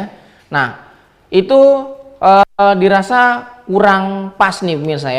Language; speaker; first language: Indonesian; native; Indonesian